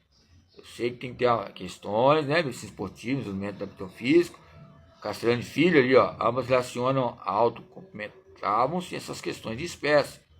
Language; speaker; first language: Portuguese; native; Portuguese